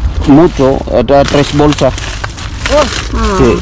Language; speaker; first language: Spanish; non-native, learner; Filipino